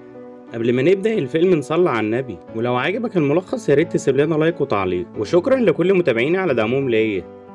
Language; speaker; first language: Arabic; native; Arabic